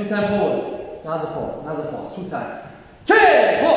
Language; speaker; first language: English; non-native, learner; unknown